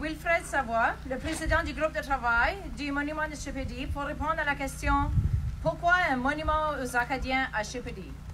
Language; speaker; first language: French; native; French